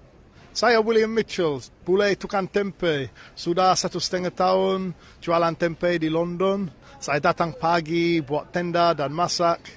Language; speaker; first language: Indonesian; non-native, learner; English